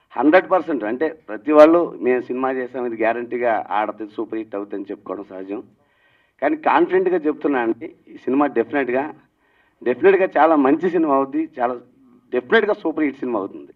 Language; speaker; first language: Telugu; native; Telugu